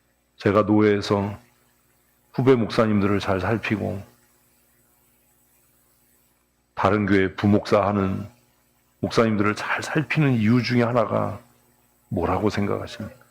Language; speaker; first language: Korean; native; Korean